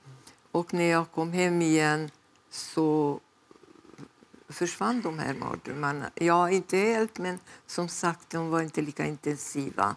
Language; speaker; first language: Swedish; non-native, fluent; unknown